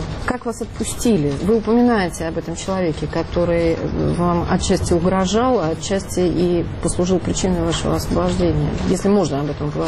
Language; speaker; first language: Russian; native; Russian